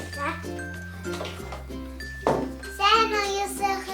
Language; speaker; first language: Mongolian; early bilingual, heritage; Mongolian